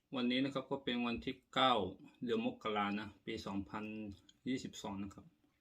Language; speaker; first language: Thai; native; Thai